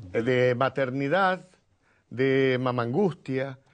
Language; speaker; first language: Spanish; native; Spanish